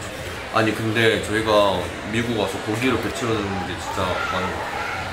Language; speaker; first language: Korean; native; Korean